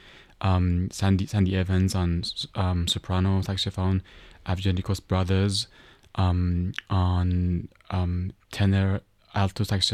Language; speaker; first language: English; non-native, fluent; Persian